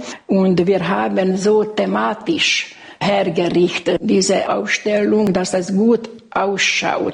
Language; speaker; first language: German; non-native, local second language; Hungarian